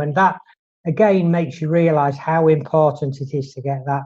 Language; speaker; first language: English; native; English